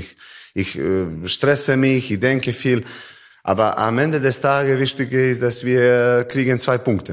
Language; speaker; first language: German; non-native, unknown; Serbian